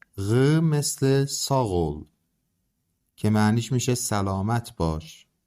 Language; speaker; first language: Persian; non-native, local second language; Azerbaijani